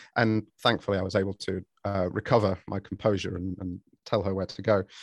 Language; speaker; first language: English; native; English